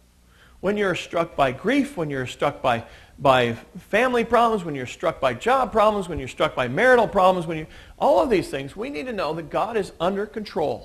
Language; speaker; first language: English; native; English